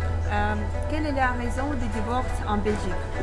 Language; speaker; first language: French; non-native, fluent; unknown